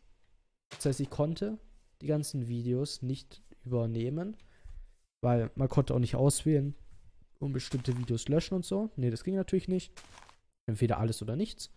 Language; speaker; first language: German; native; German